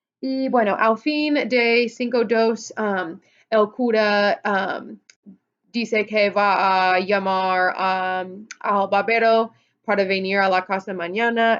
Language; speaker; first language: Spanish; non-native, fluent; English